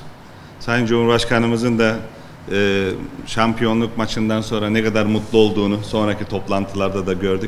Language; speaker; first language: Turkish; native; Turkish